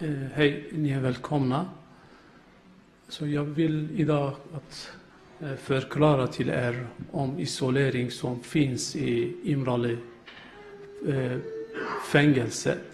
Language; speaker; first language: Swedish; non-native, learner; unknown